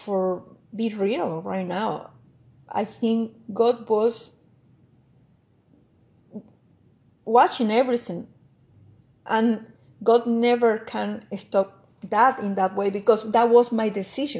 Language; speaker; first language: English; non-native, learner; Spanish